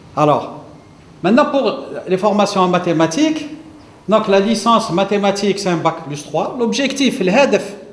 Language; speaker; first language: French; non-native, local second language; Arabic